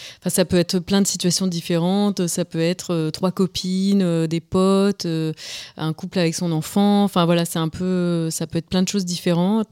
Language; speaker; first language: French; native; French